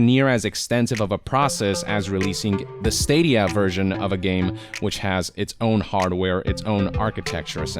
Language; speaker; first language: English; native; English